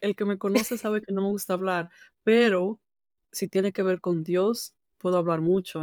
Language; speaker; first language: Spanish; native; Spanish